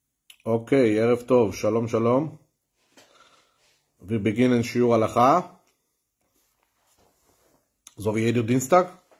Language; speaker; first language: German; non-native, fluent; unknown